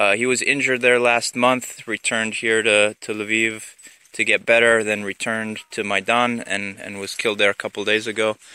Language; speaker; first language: English; native; English